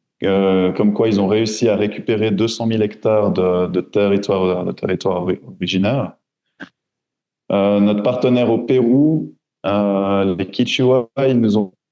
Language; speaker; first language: French; native; French